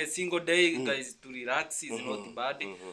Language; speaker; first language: English; non-native, learner; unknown